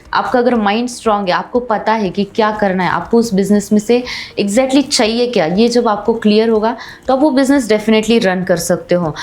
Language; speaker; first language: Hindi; non-native, local second language; Marathi